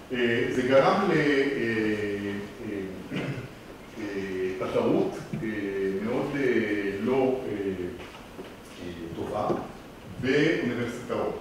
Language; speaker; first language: Hebrew; non-native, fluent; French